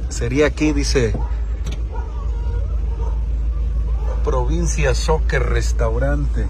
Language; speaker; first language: Spanish; native; Spanish